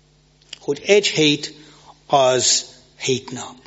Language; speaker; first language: Hungarian; non-native, fluent; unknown